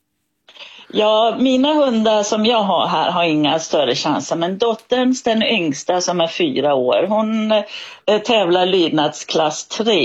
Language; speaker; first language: Swedish; native; Swedish